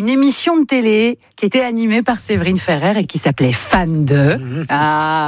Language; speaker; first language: French; native; French